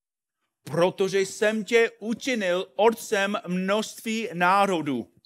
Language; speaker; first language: Czech; non-native, fluent; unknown